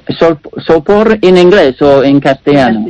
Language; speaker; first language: Spanish; non-native, learner; English